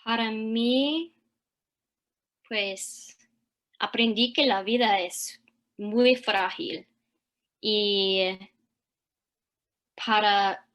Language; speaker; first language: Spanish; early bilingual, heritage; English